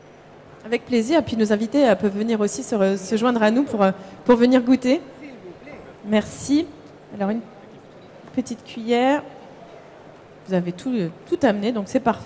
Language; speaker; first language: French; native; French